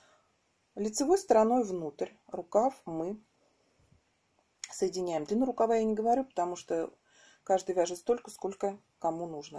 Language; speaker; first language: Russian; native; Russian